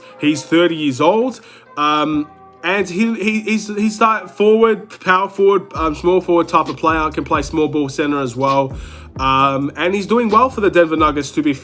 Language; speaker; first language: English; native; English